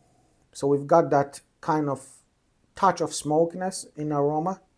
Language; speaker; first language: English; non-native, fluent; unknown